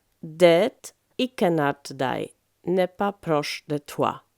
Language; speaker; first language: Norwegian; non-native, fluent; French